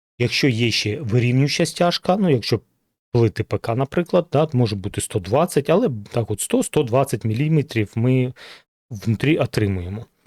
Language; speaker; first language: Ukrainian; non-native, local second language; Russian